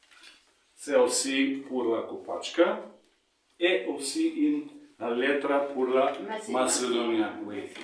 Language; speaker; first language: French; non-native, learner; Macedonian